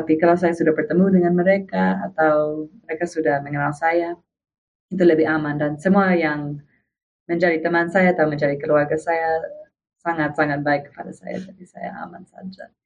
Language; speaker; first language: Indonesian; non-native, fluent; English